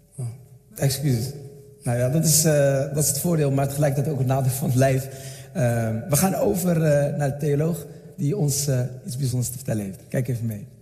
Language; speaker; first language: Dutch; native; Dutch